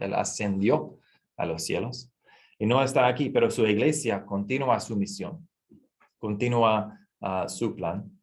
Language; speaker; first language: Spanish; non-native, fluent; English